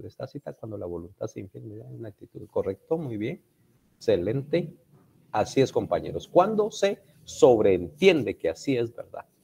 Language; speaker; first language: Spanish; native; Spanish